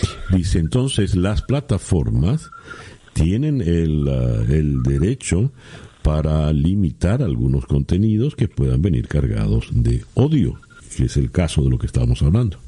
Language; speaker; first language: Spanish; native; Spanish